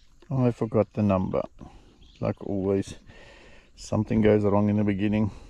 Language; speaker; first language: English; non-native, local second language; Afrikaans